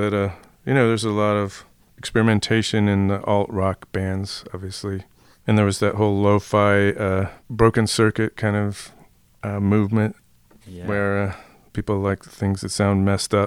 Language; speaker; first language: English; native; English